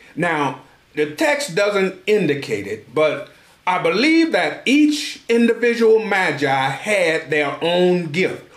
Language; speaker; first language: English; native; English